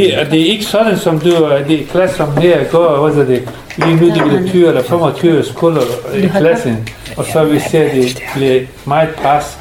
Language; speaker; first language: Danish; non-native, learner; Persian